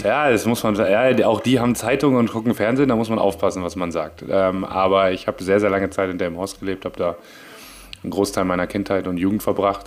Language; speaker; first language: German; native; German